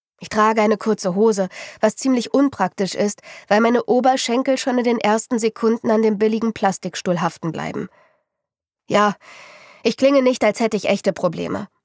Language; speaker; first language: German; native; German